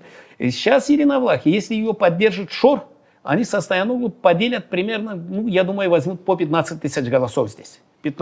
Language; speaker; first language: Russian; non-native, local second language; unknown